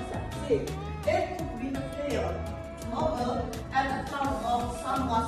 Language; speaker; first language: English; non-native, fluent; Indonesian